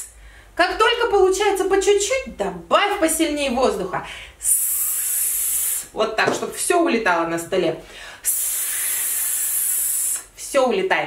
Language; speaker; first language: Russian; native; Russian